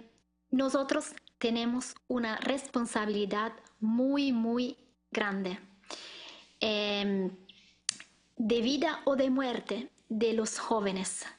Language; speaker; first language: Spanish; non-native, fluent; Italian